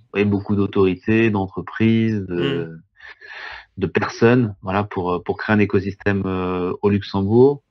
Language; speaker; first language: French; native; French